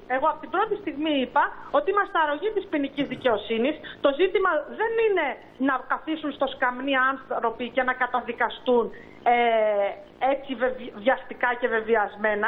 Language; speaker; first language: Greek; native; Greek